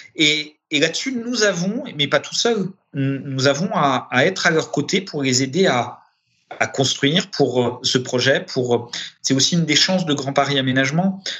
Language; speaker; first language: French; early bilingual, other home language; Romanian